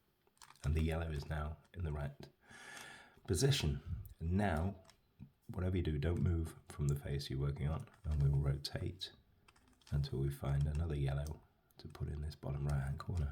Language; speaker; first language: English; native; English